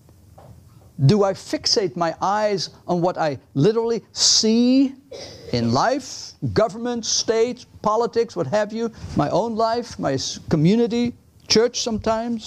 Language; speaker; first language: English; non-native, fluent; Dutch